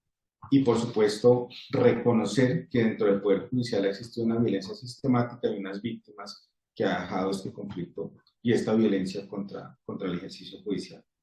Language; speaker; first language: Spanish; native; Spanish